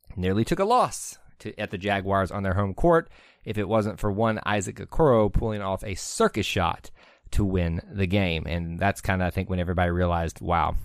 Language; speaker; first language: English; native; English